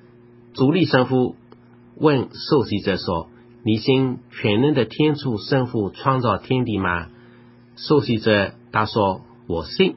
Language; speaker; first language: Chinese; native; Chinese